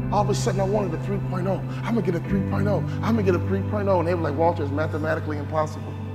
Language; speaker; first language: English; native; English